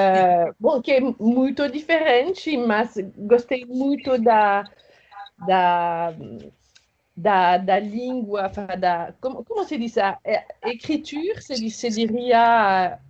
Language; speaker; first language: Portuguese; non-native, fluent; French